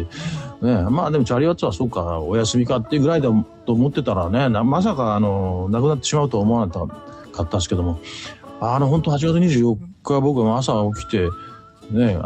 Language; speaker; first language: Japanese; native; Japanese